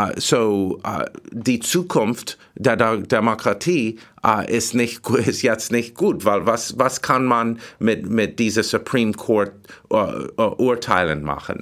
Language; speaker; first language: German; non-native, learner; English